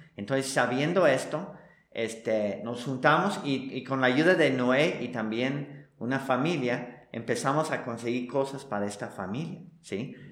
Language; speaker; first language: Spanish; non-native, fluent; English